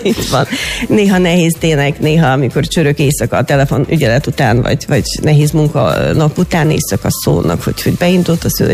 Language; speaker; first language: Hungarian; non-native, fluent; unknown